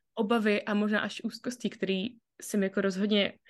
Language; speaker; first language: Czech; native; Czech